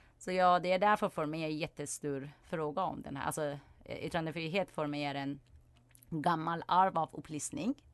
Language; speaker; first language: Swedish; non-native, fluent; Persian